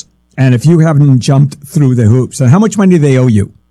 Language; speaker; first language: English; native; English